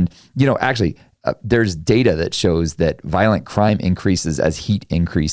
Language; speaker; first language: English; native; English